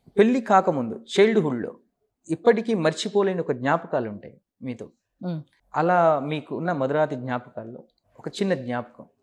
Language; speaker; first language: Telugu; native; Telugu